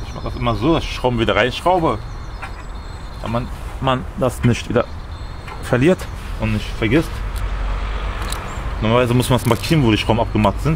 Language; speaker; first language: German; early bilingual, other home language; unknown